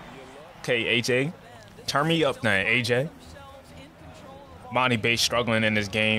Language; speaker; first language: English; native; English